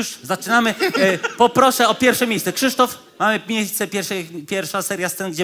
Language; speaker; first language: Polish; native; Polish